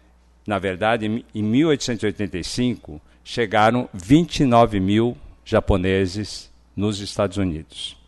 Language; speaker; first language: Portuguese; early bilingual, other home language; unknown